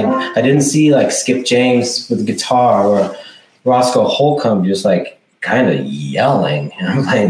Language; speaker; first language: English; non-native, fluent; Swedish